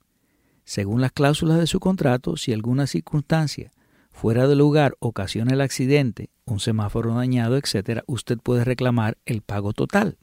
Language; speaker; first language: Spanish; native; Spanish